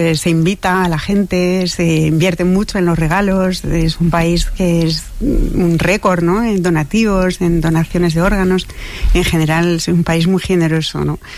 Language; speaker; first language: Spanish; non-native, fluent; French